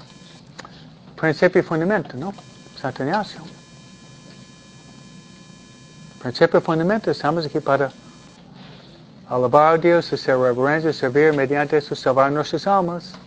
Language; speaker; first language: Spanish; non-native, fluent; English